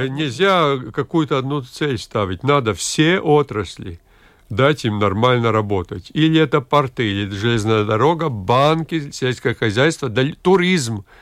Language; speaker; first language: Russian; non-native, local second language; Latvian